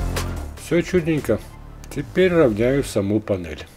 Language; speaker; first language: Russian; native; Russian